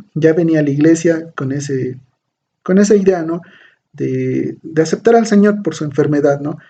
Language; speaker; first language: Spanish; native; Spanish